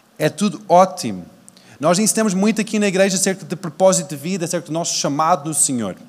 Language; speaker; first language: Portuguese; early bilingual, other home language; English